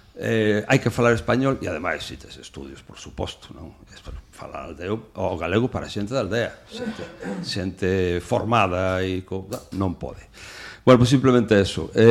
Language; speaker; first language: Galician; non-native, local second language; Spanish